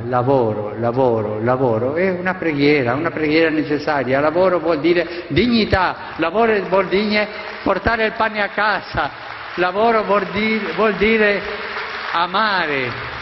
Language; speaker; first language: Italian; non-native, fluent; Spanish